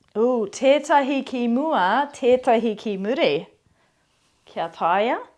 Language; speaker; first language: Māori; non-native, local second language; English